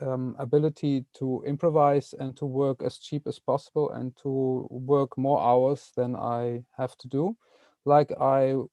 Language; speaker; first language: English; non-native, fluent; Dutch